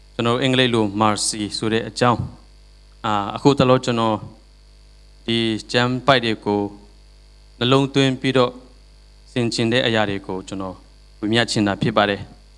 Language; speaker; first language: Burmese; non-native, local second language; Tedim Chin